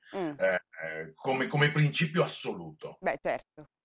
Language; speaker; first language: Italian; native; Italian